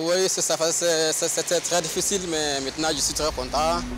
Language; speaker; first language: French; non-native, learner; Arabic